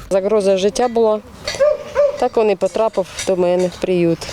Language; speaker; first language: Ukrainian; non-native, learner; Uzbek